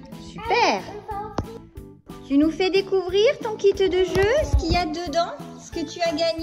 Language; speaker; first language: French; native; French